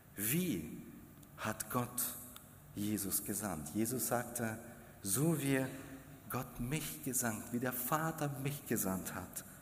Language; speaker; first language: German; non-native, fluent; Russian